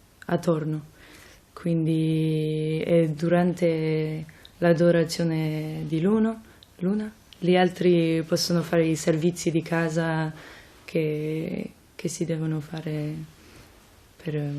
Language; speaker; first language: Italian; non-native, fluent; French